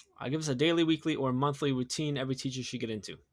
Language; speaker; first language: English; native; English